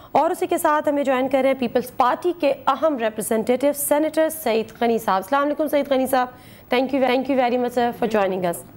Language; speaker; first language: Urdu; native; Urdu